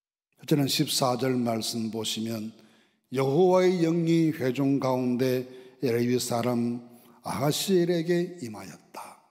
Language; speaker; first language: Korean; native; Korean